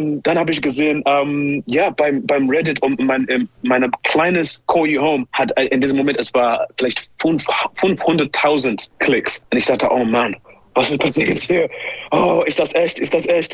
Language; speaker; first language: German; non-native, learner; English